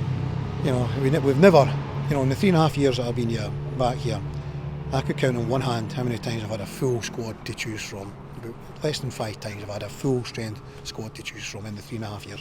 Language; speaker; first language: English; native; English